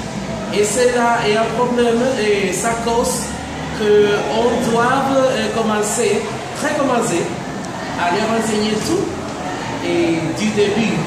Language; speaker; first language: French; non-native, learner; Spanish